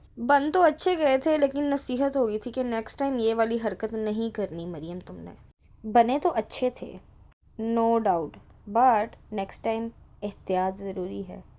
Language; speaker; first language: Urdu; non-native, local second language; Punjabi